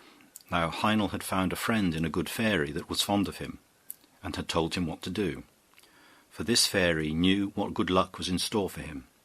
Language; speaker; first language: English; native; English